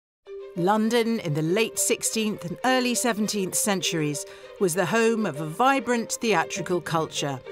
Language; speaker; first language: English; native; English